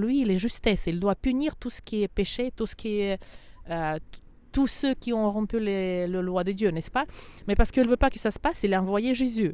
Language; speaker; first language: French; non-native, fluent; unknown